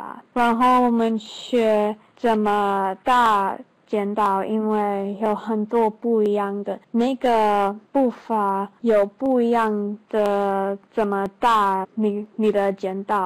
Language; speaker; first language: Chinese; non-native, learner; English